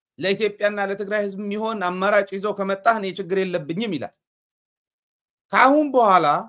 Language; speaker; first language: Amharic; non-native, local second language; Tigrinya